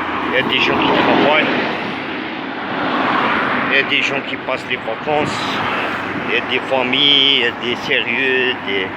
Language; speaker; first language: French; non-native, local second language; Arabic